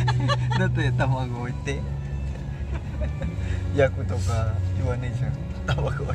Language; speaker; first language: Japanese; non-native, learner; Indonesian